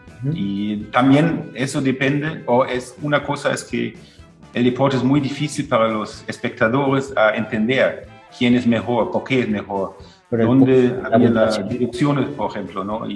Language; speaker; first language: Spanish; non-native, fluent; German